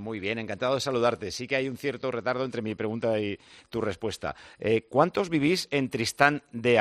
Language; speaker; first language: Spanish; native; Spanish